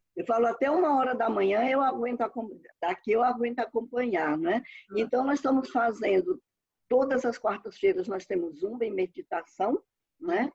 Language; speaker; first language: Portuguese; native; Portuguese